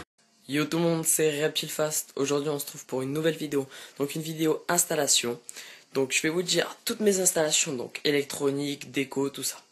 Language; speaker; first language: French; native; French